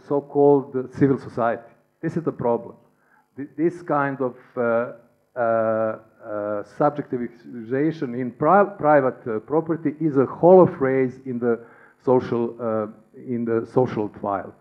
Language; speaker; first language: English; non-native, learner; Serbian